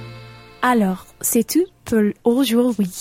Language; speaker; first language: French; non-native, learner; English